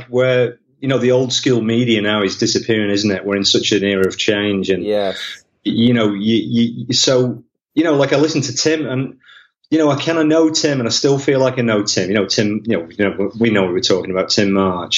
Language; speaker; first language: English; native; English